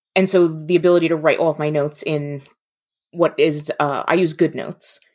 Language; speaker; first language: English; native; English